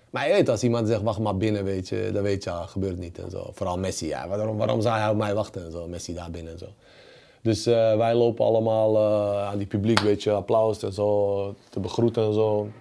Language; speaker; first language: Dutch; early bilingual, other home language; Bosnian